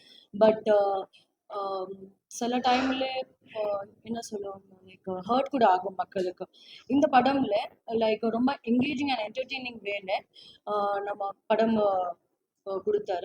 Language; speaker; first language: Tamil; non-native, fluent; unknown